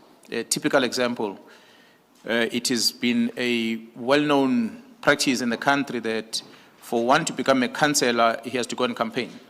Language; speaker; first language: English; non-native, local second language; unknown